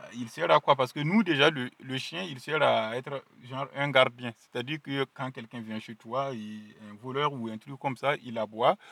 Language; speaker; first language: French; non-native, local second language; Mossi